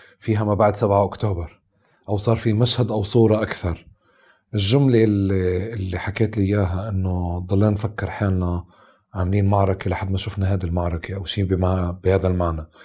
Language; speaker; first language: Arabic; native; Arabic